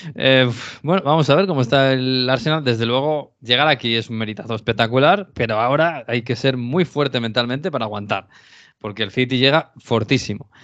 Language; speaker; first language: Spanish; native; Spanish